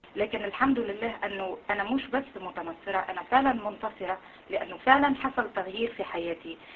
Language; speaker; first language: Arabic; native; Arabic